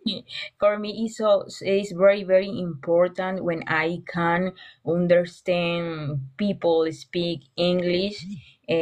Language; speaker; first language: English; non-native, learner; Spanish